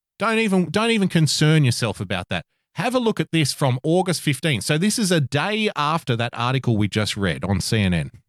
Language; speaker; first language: English; native; English